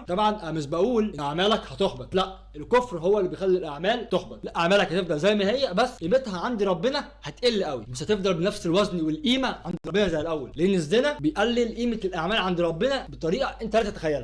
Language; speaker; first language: Arabic; native; Arabic